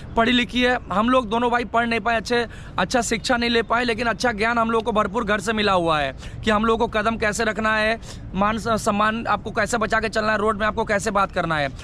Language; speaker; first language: Hindi; non-native, local second language; Bangla